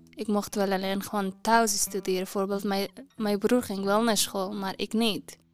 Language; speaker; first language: Dutch; non-native, learner; Persian